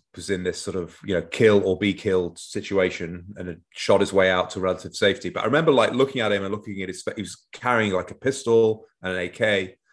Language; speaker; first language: English; native; English